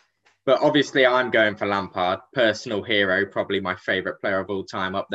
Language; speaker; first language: English; native; English